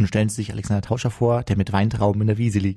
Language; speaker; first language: German; native; German